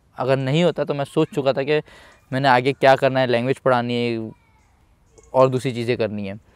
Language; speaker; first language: Urdu; non-native, local second language; Punjabi